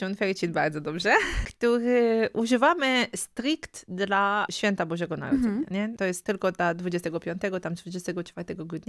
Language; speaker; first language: Polish; non-native, fluent; Romanian